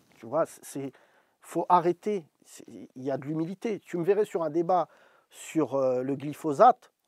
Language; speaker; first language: French; native; French